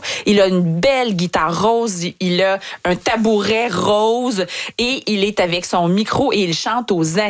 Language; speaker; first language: French; native; French